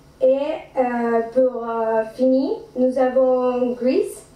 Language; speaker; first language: French; non-native, learner; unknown